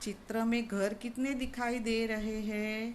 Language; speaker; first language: Hindi; non-native, local second language; Gujarati